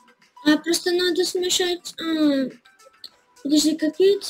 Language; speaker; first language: Russian; early bilingual, heritage; Russian